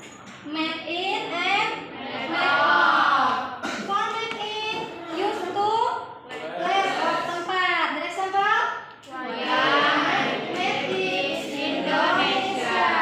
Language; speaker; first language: English; non-native, learner; Indonesian